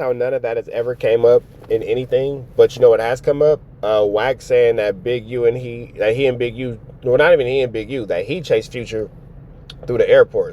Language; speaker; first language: English; native; English